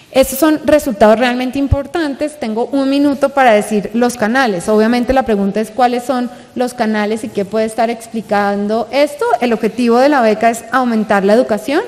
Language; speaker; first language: Spanish; native; Spanish